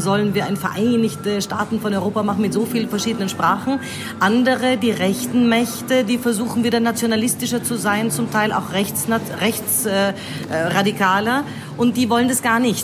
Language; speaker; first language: German; native; German